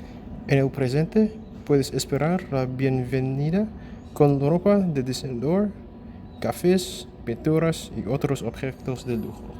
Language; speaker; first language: Spanish; non-native, learner; English